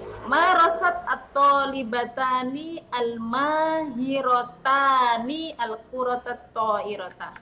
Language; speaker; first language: Arabic; non-native, fluent; Indonesian